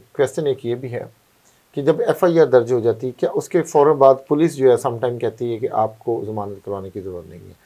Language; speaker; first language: Urdu; non-native, local second language; Punjabi